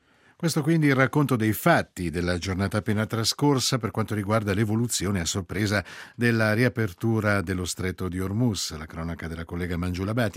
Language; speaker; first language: Italian; native; Italian